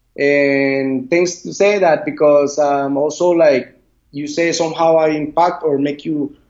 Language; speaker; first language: English; non-native, learner; Spanish